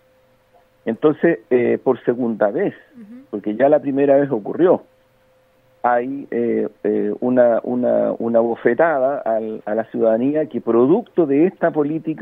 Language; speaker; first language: Spanish; native; Spanish